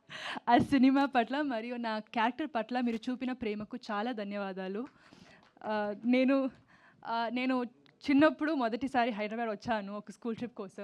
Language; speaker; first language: Telugu; non-native, learner; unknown